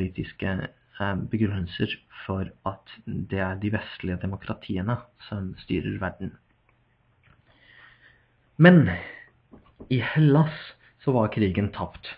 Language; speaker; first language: Norwegian; non-native, fluent; English